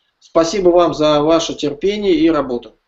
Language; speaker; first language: Russian; native; Russian